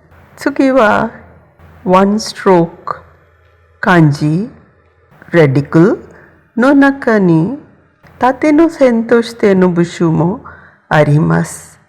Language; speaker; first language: Japanese; non-native, fluent; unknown